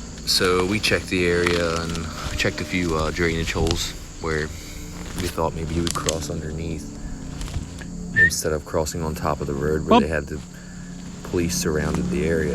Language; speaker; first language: English; native; English